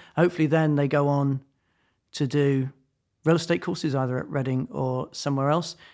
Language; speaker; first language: English; native; English